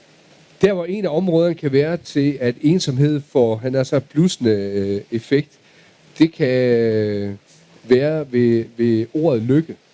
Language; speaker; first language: Danish; native; Danish